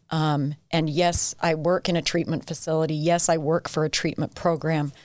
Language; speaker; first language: English; native; English